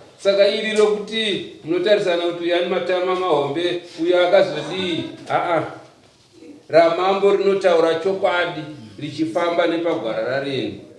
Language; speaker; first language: Shona; native; Shona